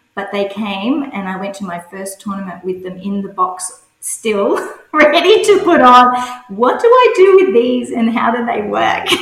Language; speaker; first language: English; native; English